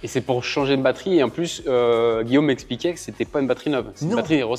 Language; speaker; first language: French; native; French